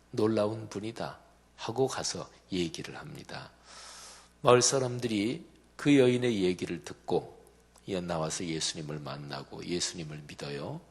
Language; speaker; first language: Korean; native; Korean